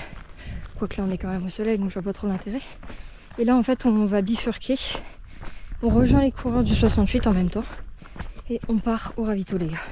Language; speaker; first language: French; native; French